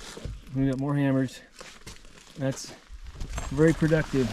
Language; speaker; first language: English; native; English